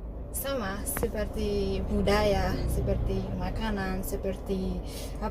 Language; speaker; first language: Indonesian; non-native, learner; Malagasy